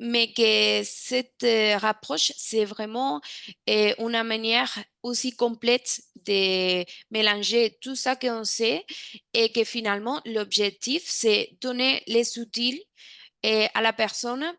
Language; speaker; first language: French; non-native, fluent; Spanish